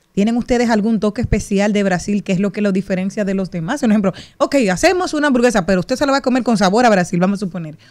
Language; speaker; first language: Spanish; native; Spanish